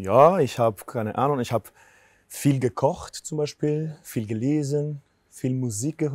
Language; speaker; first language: German; non-native, fluent; Spanish